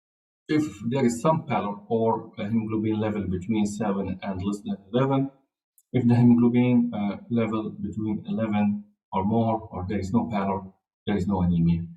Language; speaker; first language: English; non-native, fluent; Arabic